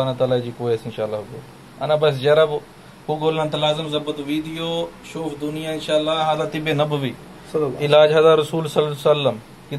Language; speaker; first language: Arabic; non-native, learner; Urdu